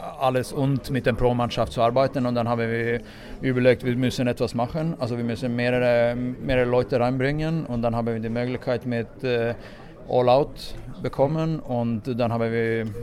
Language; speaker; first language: German; non-native, fluent; Swedish